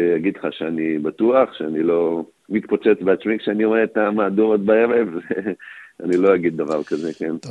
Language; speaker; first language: Hebrew; native; Hebrew